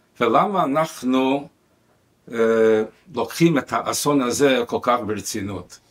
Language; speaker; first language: Hebrew; non-native, fluent; Spanish